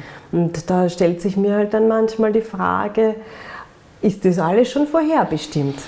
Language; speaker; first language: German; native; German